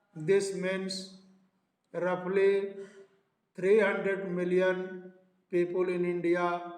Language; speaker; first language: English; non-native, local second language; Hindi